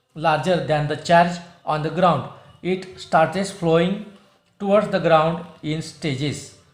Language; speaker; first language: English; non-native, local second language; Marathi